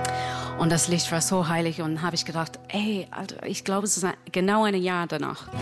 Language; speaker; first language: German; non-native, learner; English